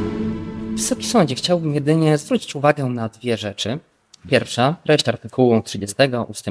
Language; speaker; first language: Polish; native; Polish